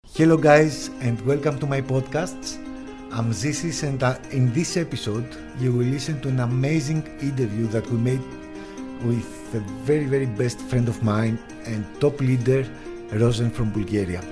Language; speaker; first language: English; non-native, fluent; Greek